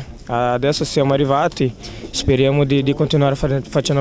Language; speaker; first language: Italian; non-native, fluent; Portuguese